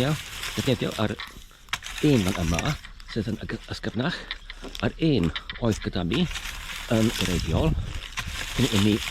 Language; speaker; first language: Welsh; non-native, fluent; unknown